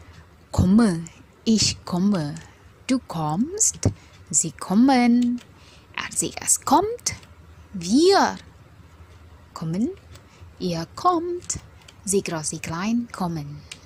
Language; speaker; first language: German; non-native, fluent; Indonesian